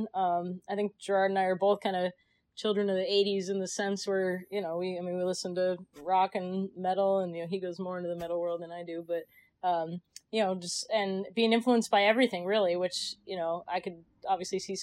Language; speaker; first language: English; native; English